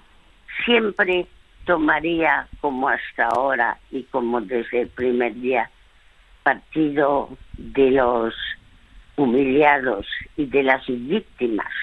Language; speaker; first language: Spanish; early bilingual, other home language; French